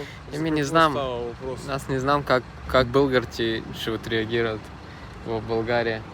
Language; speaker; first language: Bulgarian; non-native, learner; Russian